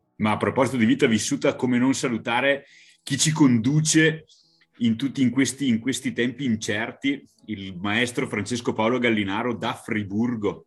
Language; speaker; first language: Italian; native; Italian